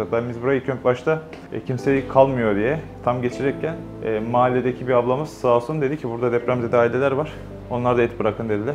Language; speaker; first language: Turkish; native; Turkish